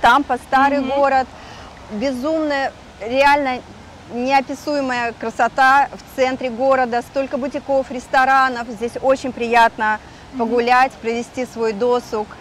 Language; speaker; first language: Russian; native; Russian